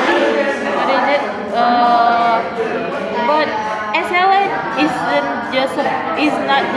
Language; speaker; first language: English; non-native, learner; Indonesian